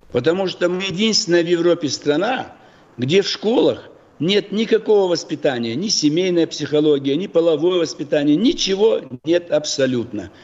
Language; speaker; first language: Russian; native; Russian